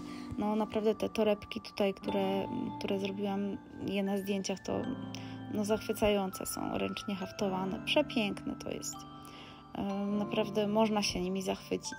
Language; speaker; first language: Polish; native; Polish